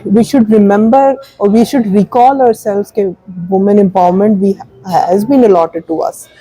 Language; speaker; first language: English; non-native, local second language; Urdu